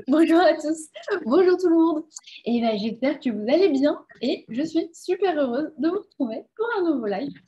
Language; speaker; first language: French; native; French